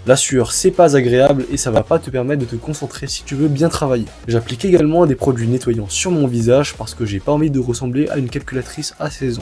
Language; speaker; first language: French; early bilingual, other home language; Chinese